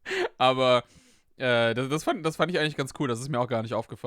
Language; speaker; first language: German; native; German